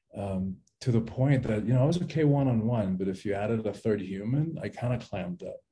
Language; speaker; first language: English; early bilingual, other home language; Spanish